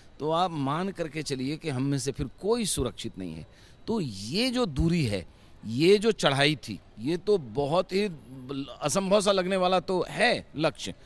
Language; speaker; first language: Hindi; native; Hindi